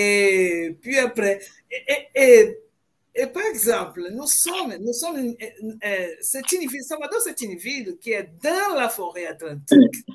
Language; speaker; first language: French; non-native, fluent; Portuguese